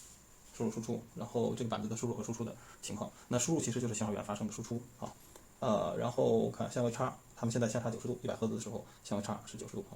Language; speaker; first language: Chinese; native; Chinese